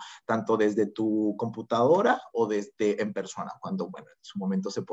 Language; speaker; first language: Spanish; native; Spanish